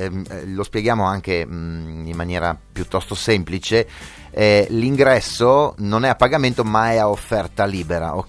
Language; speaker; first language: Italian; native; Italian